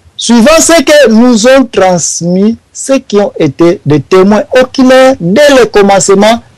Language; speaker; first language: French; non-native, local second language; Lingala